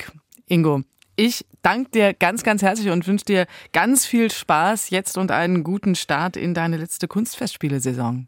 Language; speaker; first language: German; native; German